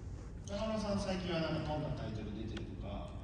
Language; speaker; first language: Japanese; native; Japanese